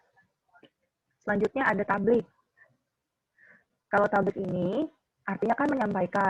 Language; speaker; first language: Indonesian; native; Indonesian